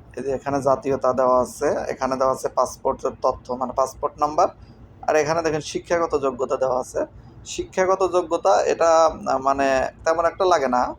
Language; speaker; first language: Bangla; native; Bangla